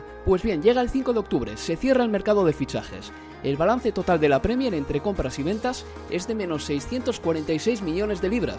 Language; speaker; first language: Spanish; native; Spanish